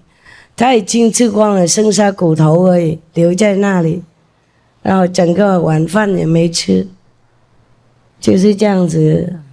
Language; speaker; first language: Chinese; non-native, fluent; Vietnamese